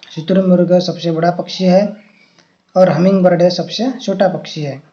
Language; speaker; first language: Hindi; non-native, local second language; Marathi